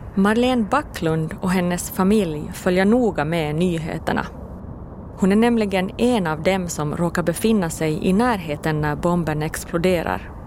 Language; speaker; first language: Swedish; native; Swedish